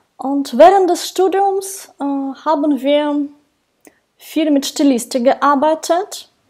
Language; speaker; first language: German; non-native, fluent; Russian